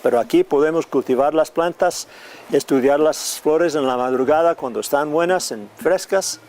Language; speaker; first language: Spanish; non-native, fluent; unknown